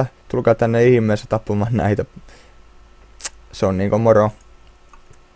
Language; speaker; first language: Finnish; native; Finnish